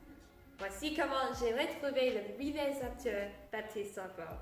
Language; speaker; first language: French; non-native, learner; English